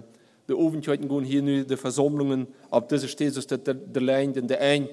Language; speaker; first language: German; non-native, learner; Plautdietsch